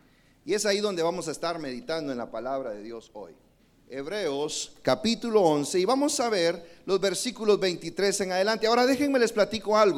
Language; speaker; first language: Spanish; native; Spanish